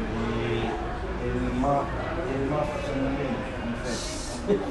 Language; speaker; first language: French; non-native, learner; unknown